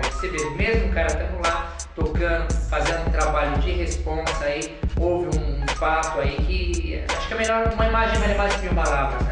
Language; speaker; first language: Portuguese; native; Portuguese